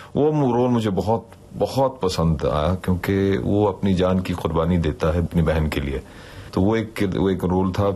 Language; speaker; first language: Hindi; non-native, local second language; English